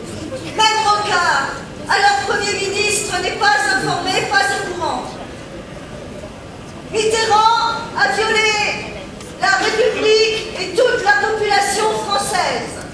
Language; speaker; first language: French; native; French